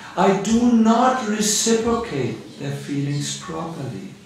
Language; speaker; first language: English; non-native, fluent; German